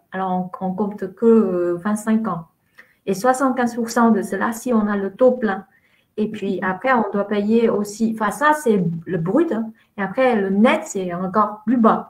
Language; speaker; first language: French; non-native, fluent; Vietnamese